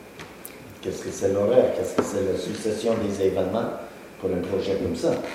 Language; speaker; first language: French; non-native, local second language; English